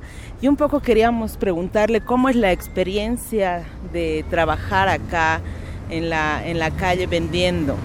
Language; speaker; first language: Spanish; native; Spanish